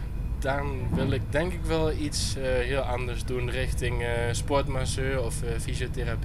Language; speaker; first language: Dutch; early bilingual, heritage; Dutch